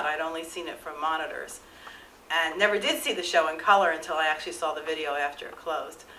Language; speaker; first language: English; native; English